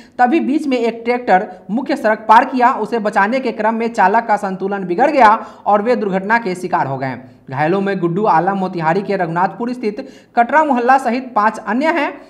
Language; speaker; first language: Hindi; native; Hindi